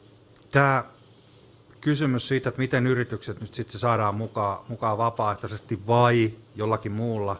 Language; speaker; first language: Finnish; native; Finnish